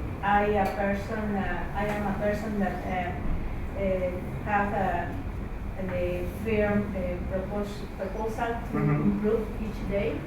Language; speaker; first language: English; non-native, learner; Spanish